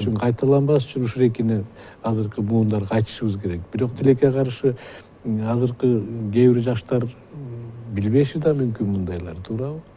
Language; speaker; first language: Kyrgyz; native; Kyrgyz